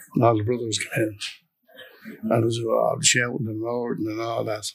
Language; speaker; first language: English; native; English